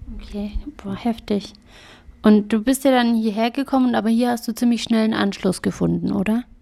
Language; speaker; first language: German; native; German